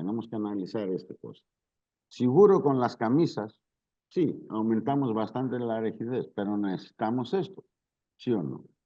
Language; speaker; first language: Spanish; non-native, learner; Greek